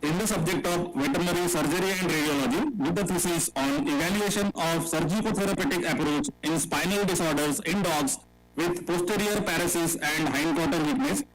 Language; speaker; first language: English; non-native, local second language; Marathi